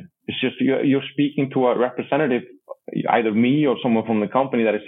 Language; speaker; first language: English; non-native, fluent; Icelandic